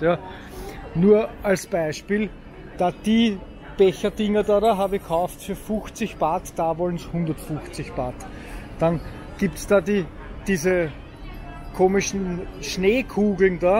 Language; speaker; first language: German; native; German